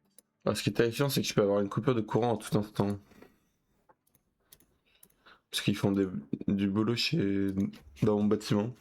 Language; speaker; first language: French; native; French